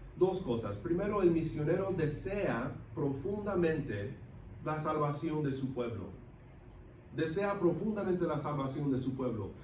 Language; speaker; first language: Spanish; non-native, local second language; English